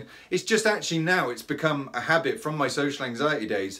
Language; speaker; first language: English; native; English